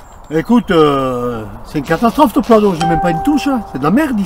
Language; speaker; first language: French; native; French